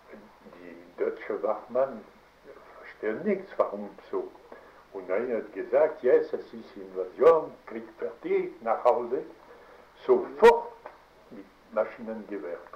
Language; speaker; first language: German; non-native, learner; French